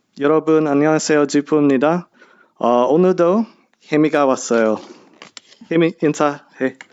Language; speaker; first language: Korean; non-native, learner; English